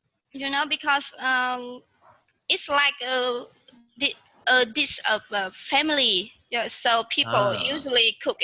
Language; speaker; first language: English; non-native, learner; Vietnamese